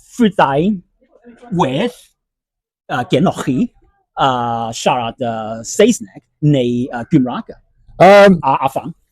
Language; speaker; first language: Welsh; non-native, learner; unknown